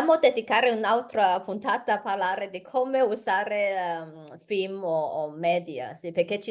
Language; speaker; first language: Italian; non-native, learner; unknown